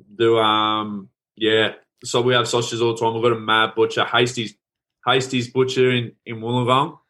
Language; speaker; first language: English; native; English